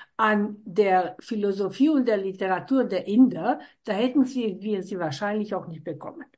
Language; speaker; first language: German; non-native, fluent; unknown